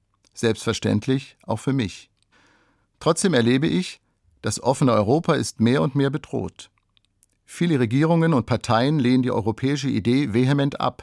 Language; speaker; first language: German; native; German